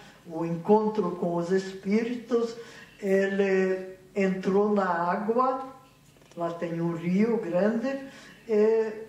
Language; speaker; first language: Portuguese; non-native, fluent; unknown